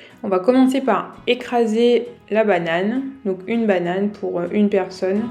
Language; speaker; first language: French; native; French